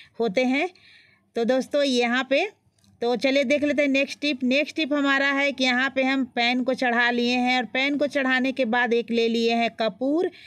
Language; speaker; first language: Hindi; native; Hindi